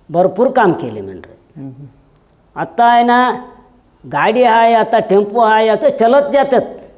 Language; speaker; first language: Marathi; native; Marathi